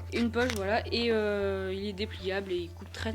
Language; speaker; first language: French; native; French